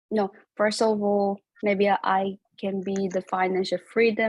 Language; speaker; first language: English; non-native, learner; Korean